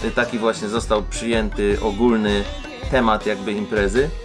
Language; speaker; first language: Polish; native; Polish